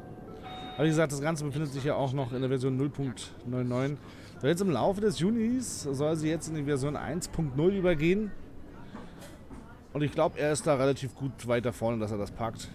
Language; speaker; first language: German; native; German